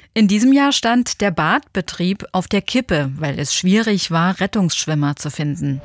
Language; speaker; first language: German; native; German